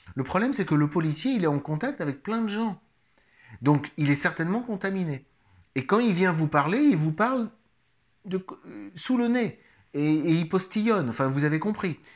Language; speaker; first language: French; native; French